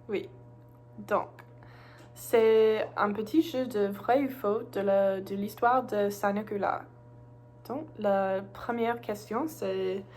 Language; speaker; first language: French; non-native, learner; English